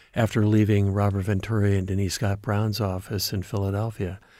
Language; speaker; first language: English; native; English